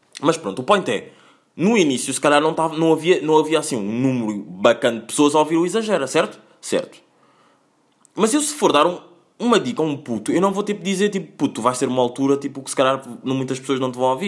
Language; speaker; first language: Portuguese; native; Portuguese